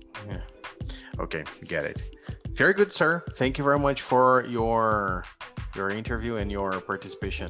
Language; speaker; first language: English; non-native, fluent; Portuguese